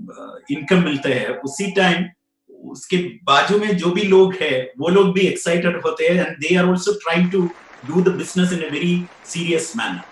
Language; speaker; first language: Hindi; non-native, local second language; Malayalam